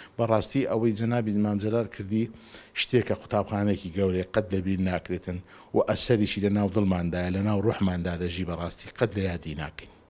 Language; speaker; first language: Central Kurdish; non-native, local second language; Azerbaijani